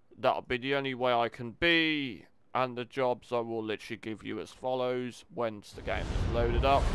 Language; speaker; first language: English; native; English